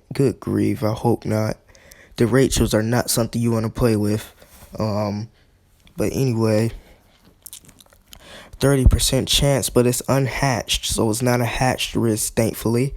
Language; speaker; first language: English; native; English